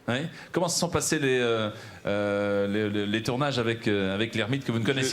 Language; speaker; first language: French; native; French